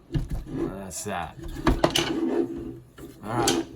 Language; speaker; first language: English; native; English